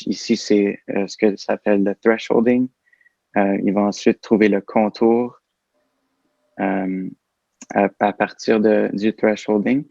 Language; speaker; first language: French; native; French